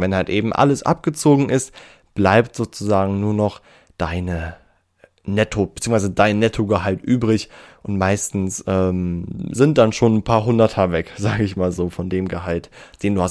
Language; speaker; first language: German; native; German